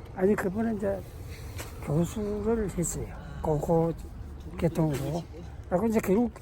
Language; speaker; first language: Korean; native; Korean